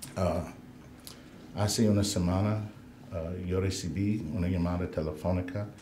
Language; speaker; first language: Spanish; non-native, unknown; English